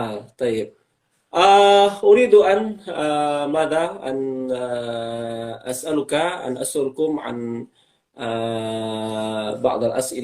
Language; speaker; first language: Arabic; non-native, fluent; Indonesian